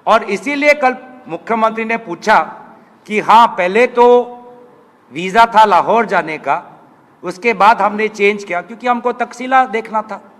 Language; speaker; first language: Hindi; non-native, local second language; Assamese